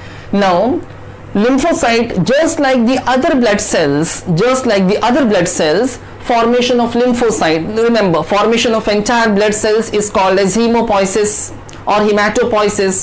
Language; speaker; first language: English; non-native, local second language; Hindi